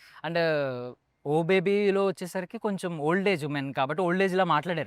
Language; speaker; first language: Telugu; native; Telugu